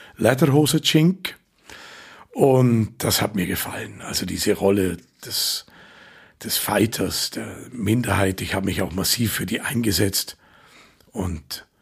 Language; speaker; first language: German; native; German